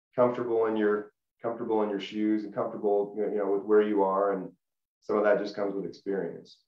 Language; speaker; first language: English; native; English